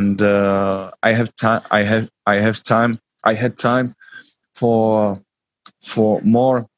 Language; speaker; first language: English; non-native, learner; Czech